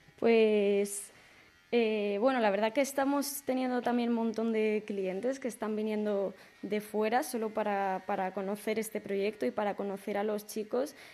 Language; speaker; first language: Spanish; native; Spanish